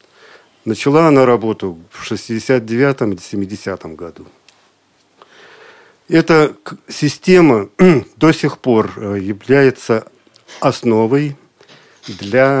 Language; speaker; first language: Russian; native; Russian